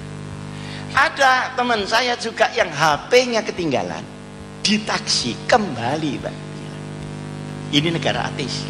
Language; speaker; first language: Indonesian; non-native, local second language; Javanese